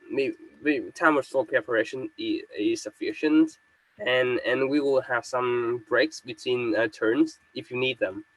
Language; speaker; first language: English; non-native, fluent; Vietnamese